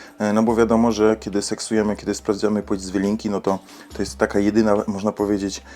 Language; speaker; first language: Polish; native; Polish